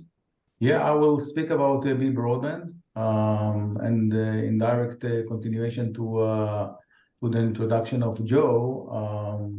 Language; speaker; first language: English; non-native, fluent; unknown